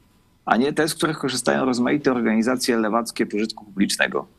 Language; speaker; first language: Polish; native; Polish